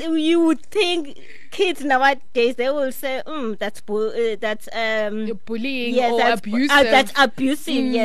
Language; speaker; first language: English; non-native, fluent; Xhosa